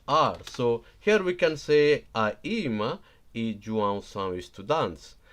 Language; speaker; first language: Portuguese; non-native, learner; Nepali